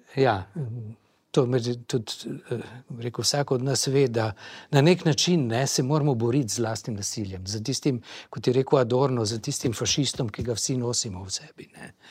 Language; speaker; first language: Slovenian; native; Slovenian